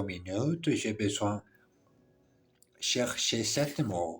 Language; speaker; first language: French; non-native, learner; English